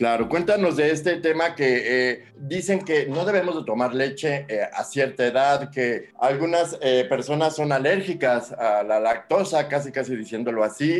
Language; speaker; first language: Spanish; native; Spanish